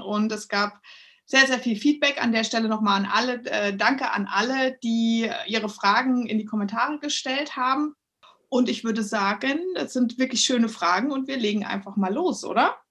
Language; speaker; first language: German; native; German